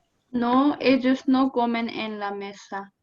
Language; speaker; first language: Spanish; non-native, learner; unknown